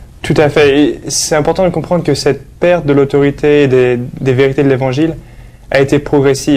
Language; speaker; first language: French; native; French